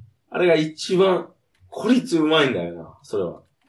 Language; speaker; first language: Japanese; non-native, fluent; English